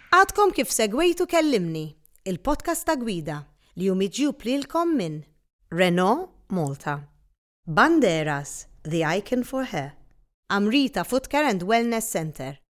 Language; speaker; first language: Maltese; native; Maltese